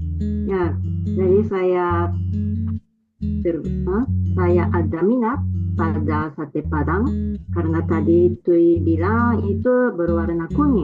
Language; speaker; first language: Indonesian; non-native, fluent; Japanese